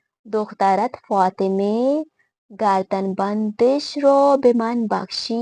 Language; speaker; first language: Persian; non-native, fluent; Urdu